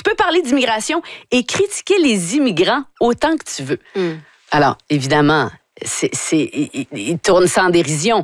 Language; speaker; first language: French; native; French